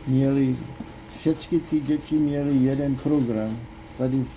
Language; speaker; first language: Czech; early bilingual, heritage; Czech